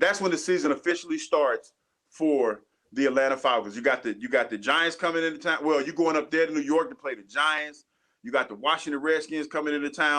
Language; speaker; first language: English; native; English